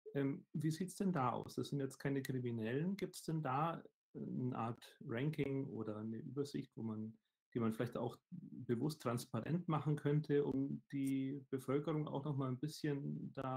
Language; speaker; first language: German; native; German